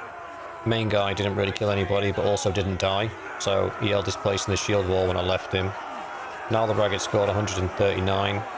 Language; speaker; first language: English; native; English